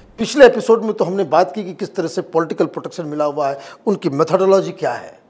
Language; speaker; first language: Hindi; native; Hindi